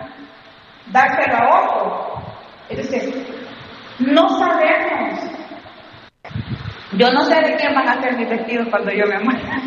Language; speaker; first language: Spanish; native; Spanish